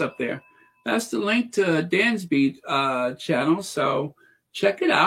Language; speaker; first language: English; native; English